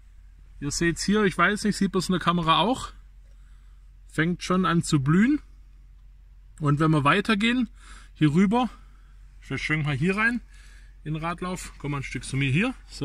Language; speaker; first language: German; native; German